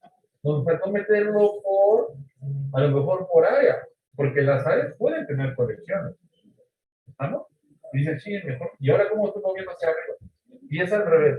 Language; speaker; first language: Spanish; native; Spanish